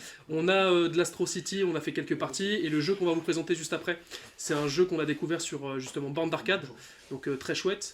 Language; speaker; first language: French; native; French